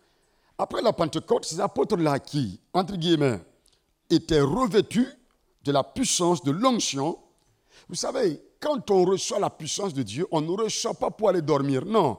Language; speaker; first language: French; non-native, local second language; Mossi